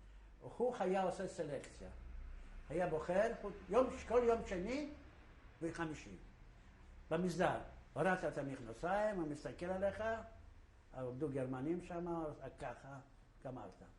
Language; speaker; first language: Hebrew; non-native, fluent; Polish